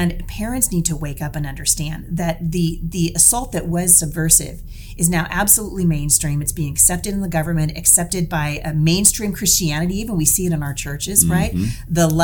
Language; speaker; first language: English; native; English